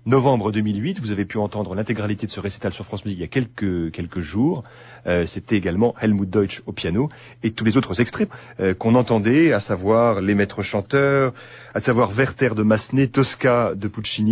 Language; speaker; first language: French; native; French